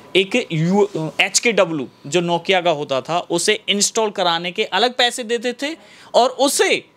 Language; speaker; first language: Hindi; native; Hindi